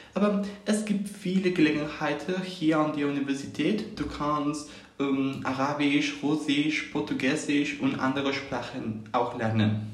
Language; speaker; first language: German; non-native, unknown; Spanish